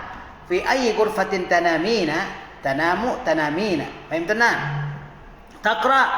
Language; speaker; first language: Arabic; non-native, fluent; Indonesian